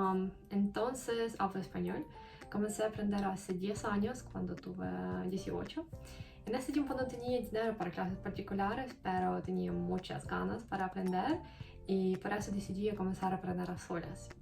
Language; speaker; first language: Spanish; non-native, fluent; Ukrainian